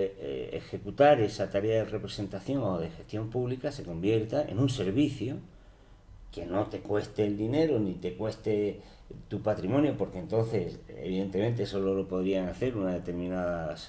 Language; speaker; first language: Spanish; native; Spanish